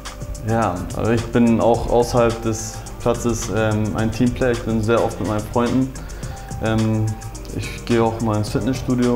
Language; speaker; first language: German; early bilingual, other home language; Turkish